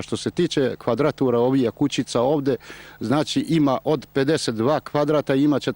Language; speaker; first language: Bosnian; non-native, local second language; Albanian